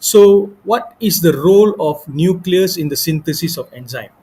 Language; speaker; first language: English; non-native, local second language; Malay